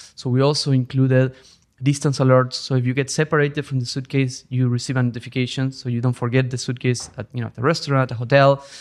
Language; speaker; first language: English; non-native, fluent; Spanish